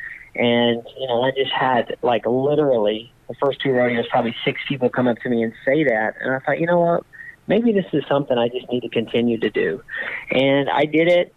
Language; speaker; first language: English; native; English